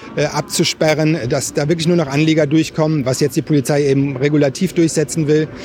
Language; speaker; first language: German; native; German